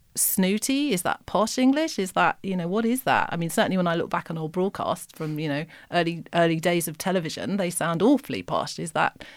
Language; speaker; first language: English; native; English